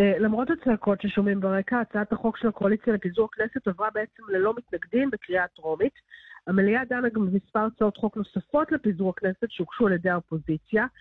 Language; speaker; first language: Hebrew; native; Hebrew